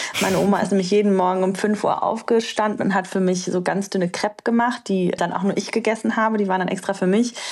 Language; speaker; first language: German; early bilingual, other home language; Romanian